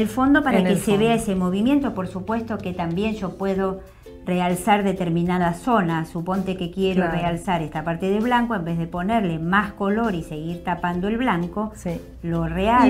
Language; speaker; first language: Spanish; native; Spanish